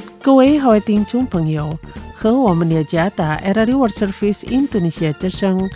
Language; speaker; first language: Chinese; non-native, fluent; Indonesian